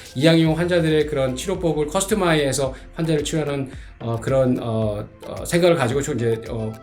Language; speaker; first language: Korean; native; Korean